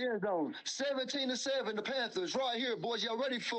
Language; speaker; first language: English; native; English